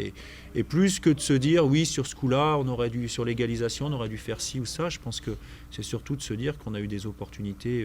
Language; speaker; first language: French; native; French